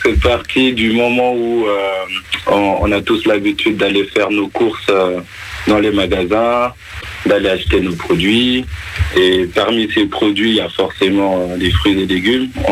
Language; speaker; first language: French; non-native, local second language; Wolof